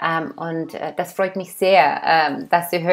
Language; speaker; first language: German; non-native, fluent; English